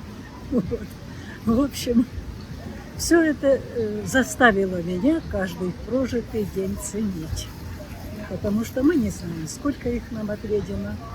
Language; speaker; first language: Russian; native; Russian